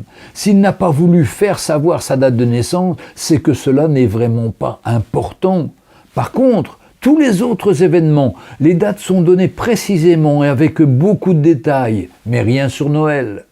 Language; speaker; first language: French; native; French